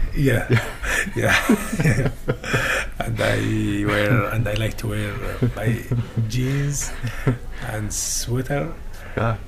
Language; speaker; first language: English; non-native, learner; Arabic